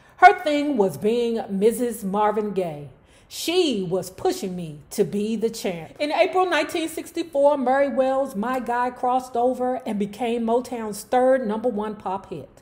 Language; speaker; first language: English; native; English